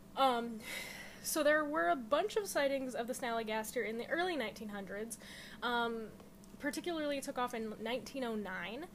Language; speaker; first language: English; native; English